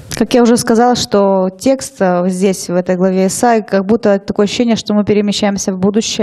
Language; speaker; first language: Russian; native; Russian